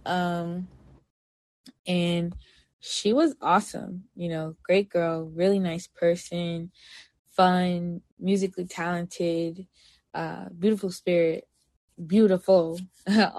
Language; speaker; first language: English; native; English